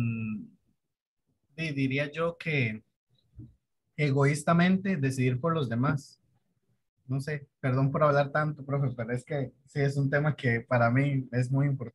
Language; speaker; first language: Spanish; native; Spanish